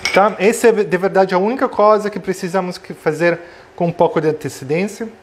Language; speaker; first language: Portuguese; non-native, fluent; Italian